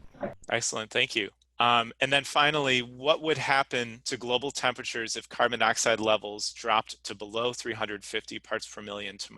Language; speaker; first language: English; native; English